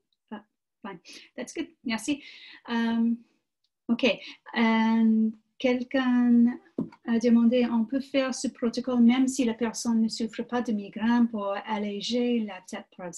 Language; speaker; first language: French; non-native, learner; English